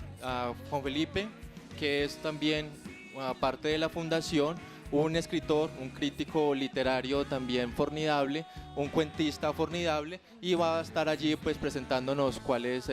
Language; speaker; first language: Spanish; native; Spanish